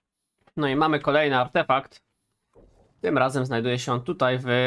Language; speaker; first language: Polish; native; Polish